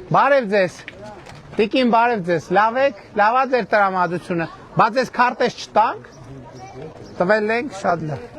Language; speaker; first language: Armenian; native; Armenian